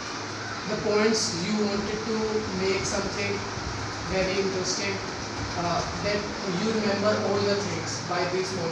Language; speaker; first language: English; non-native, learner; Hindi